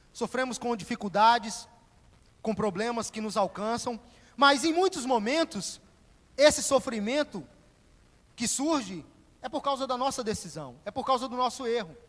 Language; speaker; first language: Portuguese; native; Portuguese